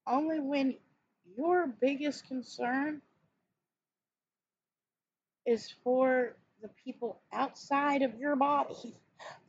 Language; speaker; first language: English; native; English